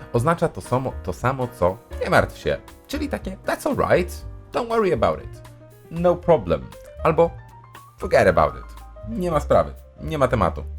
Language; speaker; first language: Polish; native; Polish